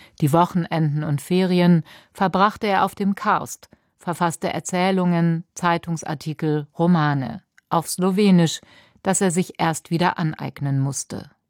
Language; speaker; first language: German; native; German